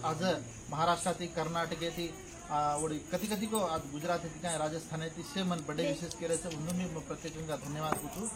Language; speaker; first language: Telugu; non-native, local second language; Lambadi